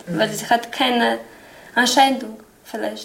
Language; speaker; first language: German; non-native, learner; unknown